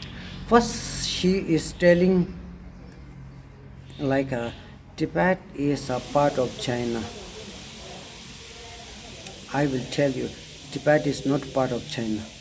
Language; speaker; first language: English; non-native, learner; Tibetan